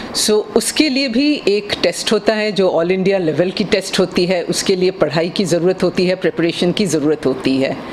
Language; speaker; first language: Hindi; non-native, local second language; Bangla